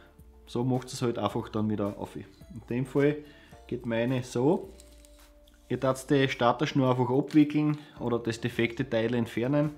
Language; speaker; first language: German; native; German